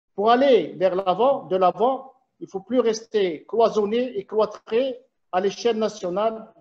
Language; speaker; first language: French; non-native, local second language; Arabic